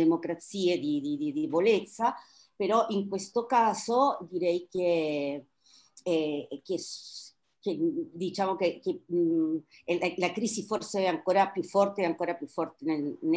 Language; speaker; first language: Italian; non-native, fluent; Spanish